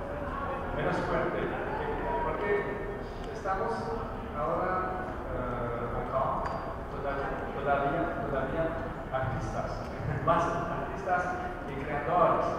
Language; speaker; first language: Spanish; non-native, learner; French